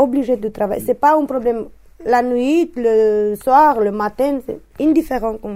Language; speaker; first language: French; non-native, learner; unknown